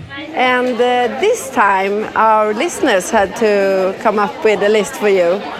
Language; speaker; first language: English; non-native, fluent; Swedish